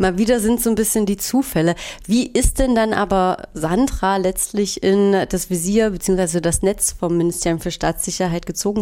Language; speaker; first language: German; native; German